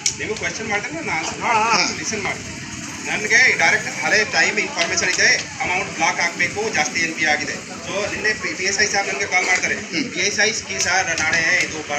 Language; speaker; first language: Kannada; non-native, learner; Hindi